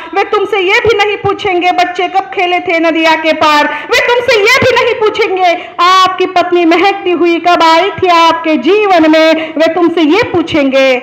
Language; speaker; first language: Hindi; non-native, local second language; Marathi